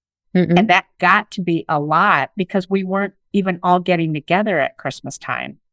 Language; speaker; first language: English; native; English